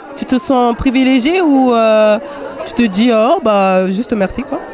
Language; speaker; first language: French; native; French